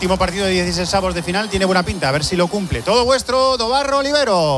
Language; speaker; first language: Spanish; native; Spanish